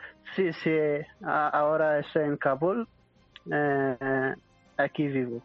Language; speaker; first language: Spanish; non-native, learner; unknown